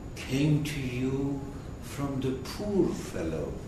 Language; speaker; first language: English; non-native, fluent; Persian